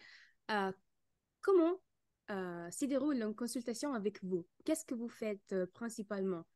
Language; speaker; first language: French; non-native, fluent; Italian